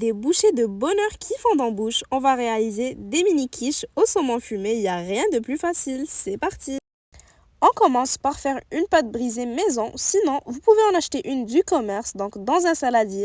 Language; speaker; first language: French; native; French